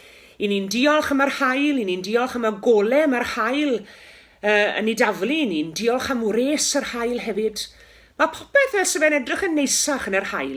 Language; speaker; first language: Welsh; native; Welsh